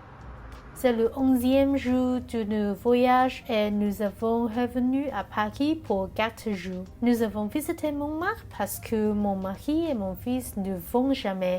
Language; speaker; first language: French; non-native, learner; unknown